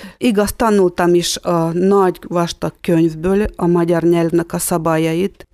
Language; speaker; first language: Hungarian; non-native, fluent; Russian